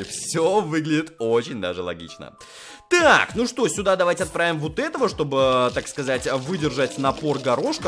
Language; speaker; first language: Russian; native; Russian